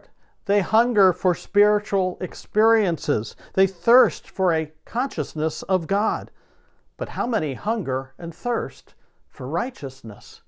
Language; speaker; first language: English; native; English